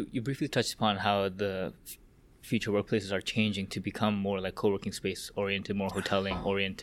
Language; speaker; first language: English; early bilingual, other home language; Korean